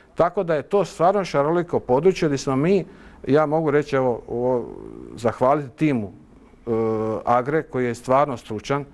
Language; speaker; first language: Croatian; native; Croatian